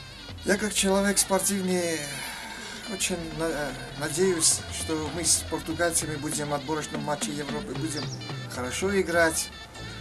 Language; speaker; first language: Russian; non-native, fluent; Armenian